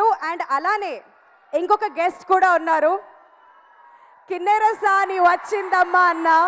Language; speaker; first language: Telugu; native; Telugu